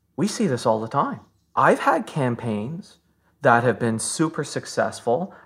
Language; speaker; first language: English; native; English